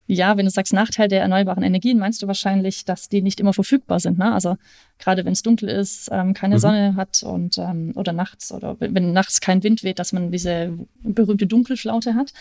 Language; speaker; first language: German; native; German